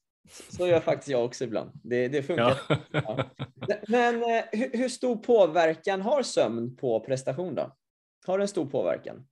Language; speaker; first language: Swedish; native; Swedish